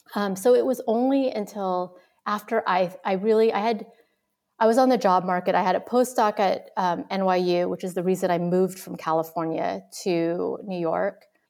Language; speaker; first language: English; early bilingual, other home language; Vietnamese